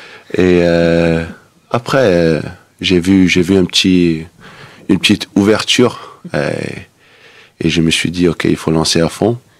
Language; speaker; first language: French; non-native, fluent; Danish